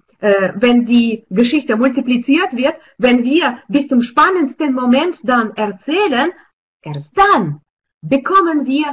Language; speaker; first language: German; non-native, fluent; Russian